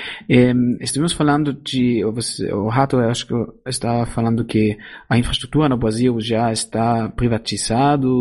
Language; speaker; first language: Portuguese; non-native, fluent; German